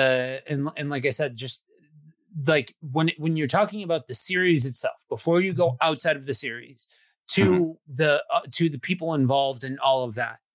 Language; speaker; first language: English; native; English